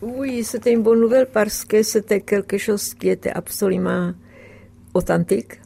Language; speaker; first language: French; non-native, fluent; Czech